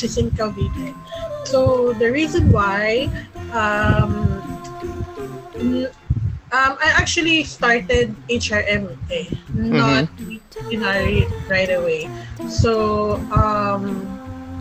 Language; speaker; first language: English; non-native, local second language; Filipino